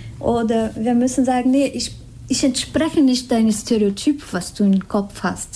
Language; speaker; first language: German; non-native, fluent; Spanish